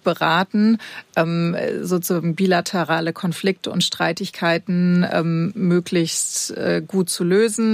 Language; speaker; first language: German; native; German